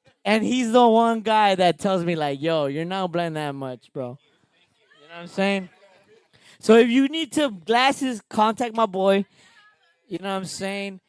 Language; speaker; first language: English; early bilingual, other home language; Spanish